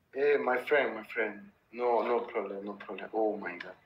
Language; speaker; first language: English; non-native, learner; Spanish